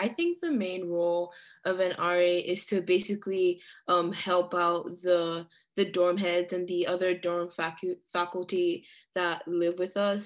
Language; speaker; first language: English; non-native, local second language; Yoruba